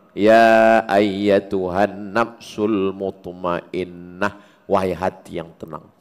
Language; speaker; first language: Malay; native; Malay